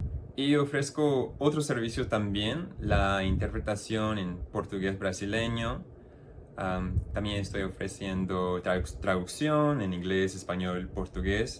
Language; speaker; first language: Spanish; non-native, fluent; English